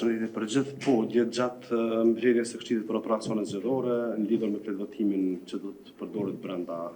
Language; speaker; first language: Albanian; native; Albanian